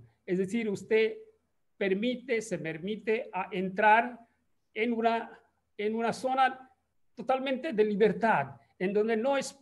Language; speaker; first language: Spanish; non-native, fluent; Bangla